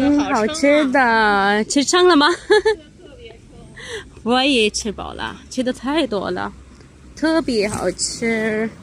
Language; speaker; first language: Chinese; non-native, learner; Urdu